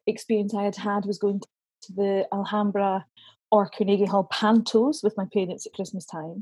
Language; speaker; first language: English; native; English